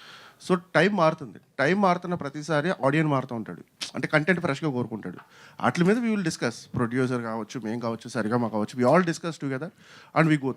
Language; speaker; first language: Telugu; native; Telugu